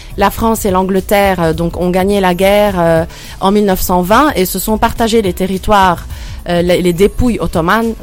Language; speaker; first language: French; non-native, local second language; Arabic